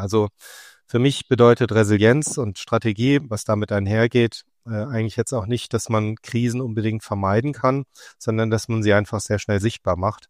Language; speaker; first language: German; native; German